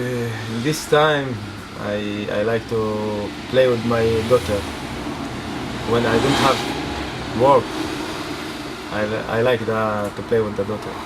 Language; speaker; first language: English; non-native, learner; Arabic